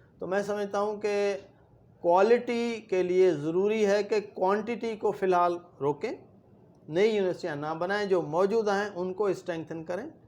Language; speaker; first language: Urdu; non-native, local second language; Sindhi